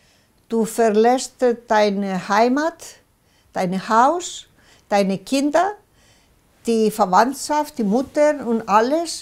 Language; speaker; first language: German; non-native, local second language; Greek